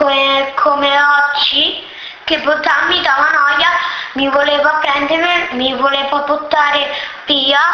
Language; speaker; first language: Italian; early bilingual, other home language; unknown